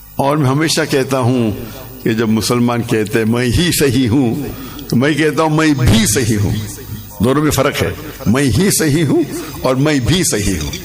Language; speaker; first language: Urdu; non-native, local second language; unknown